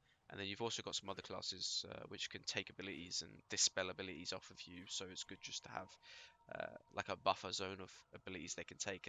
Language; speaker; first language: English; native; English